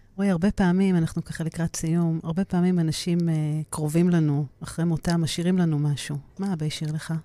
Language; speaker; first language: Hebrew; native; Hebrew